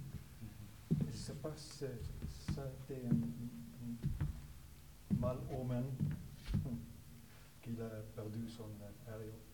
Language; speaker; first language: French; non-native, learner; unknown